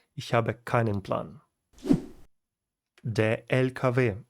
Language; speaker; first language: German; non-native, fluent; Ukrainian